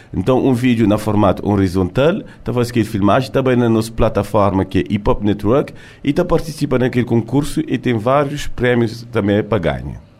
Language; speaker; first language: Portuguese; early bilingual, heritage; French